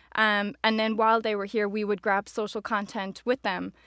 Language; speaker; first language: English; native; English